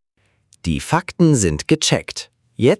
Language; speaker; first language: German; native; German